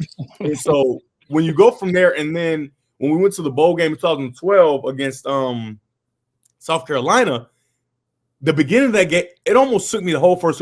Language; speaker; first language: English; native; English